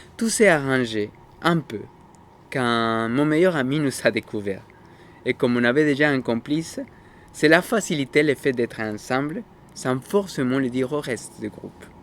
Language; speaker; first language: French; non-native, fluent; Spanish